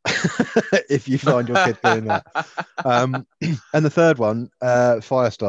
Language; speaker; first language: English; native; English